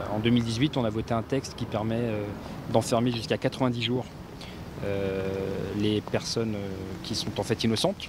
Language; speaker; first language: French; native; French